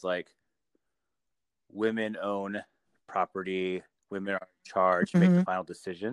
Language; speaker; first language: English; early bilingual, other home language; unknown